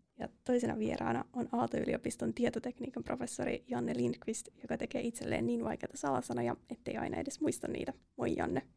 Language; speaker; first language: Finnish; native; Finnish